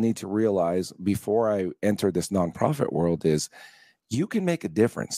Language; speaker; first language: English; native; English